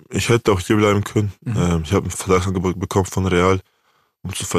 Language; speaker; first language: German; native; German